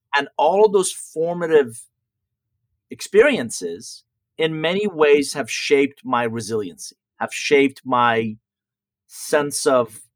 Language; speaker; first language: English; early bilingual, other home language; Persian